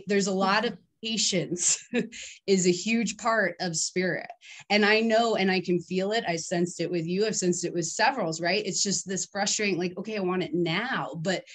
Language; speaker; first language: English; native; English